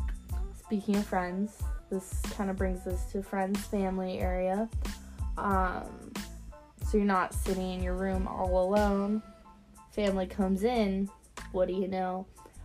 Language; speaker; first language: English; native; English